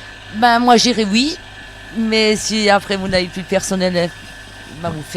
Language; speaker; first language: French; native; French